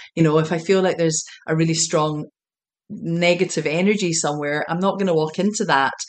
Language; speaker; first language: English; native; English